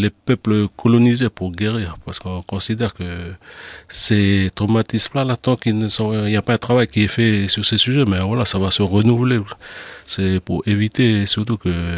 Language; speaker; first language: French; native; French